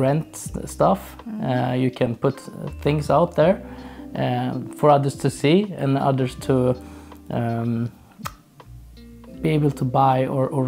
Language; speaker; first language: English; non-native, fluent; Swedish